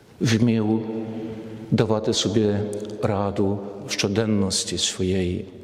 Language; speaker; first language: Polish; non-native, learner; Ukrainian